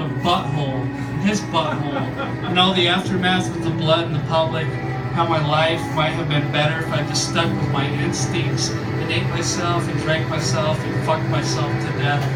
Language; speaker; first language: English; native; English